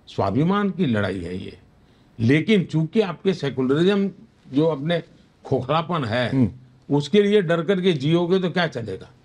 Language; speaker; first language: Hindi; non-native, local second language; Gujarati